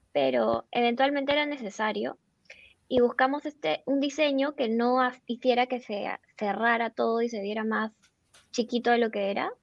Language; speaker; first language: Spanish; native; Spanish